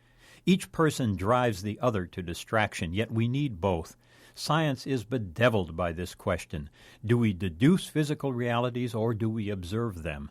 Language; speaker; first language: English; native; English